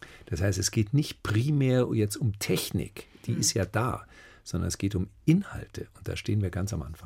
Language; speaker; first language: German; native; German